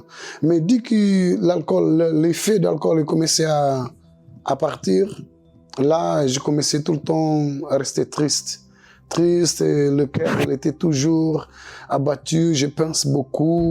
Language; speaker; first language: French; non-native, local second language; Portuguese